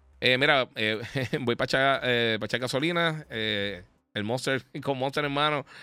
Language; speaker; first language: Spanish; native; Spanish